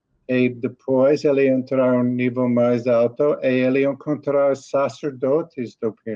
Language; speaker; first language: Portuguese; non-native, learner; English